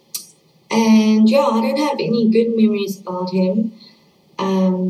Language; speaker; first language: English; native; English